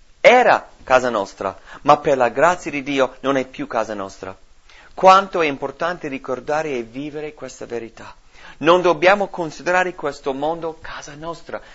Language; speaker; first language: Italian; non-native, fluent; English